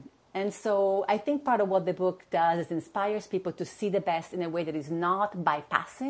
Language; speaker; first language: English; non-native, fluent; Italian